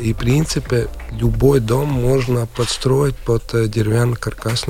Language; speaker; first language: Russian; non-native, local second language; Latvian